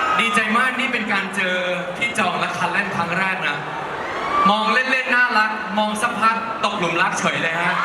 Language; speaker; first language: Thai; native; Thai